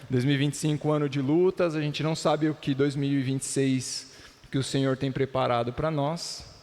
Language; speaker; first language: Portuguese; native; Portuguese